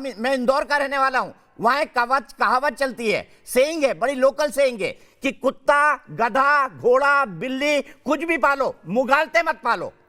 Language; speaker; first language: Hindi; native; Hindi